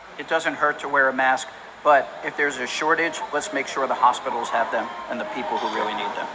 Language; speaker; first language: English; native; English